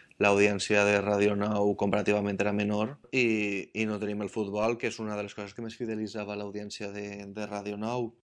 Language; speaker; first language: Catalan; native; Catalan